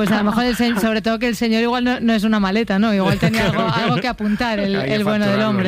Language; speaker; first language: Spanish; native; Spanish